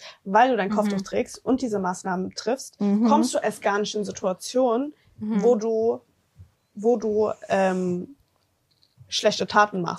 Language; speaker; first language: German; early bilingual, other home language; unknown